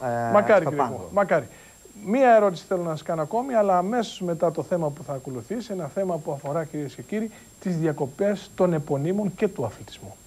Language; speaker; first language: Greek; native; Greek